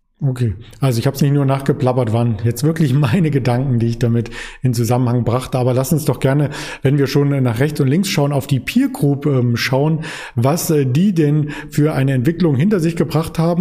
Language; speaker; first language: German; native; German